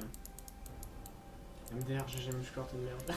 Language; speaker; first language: French; native; French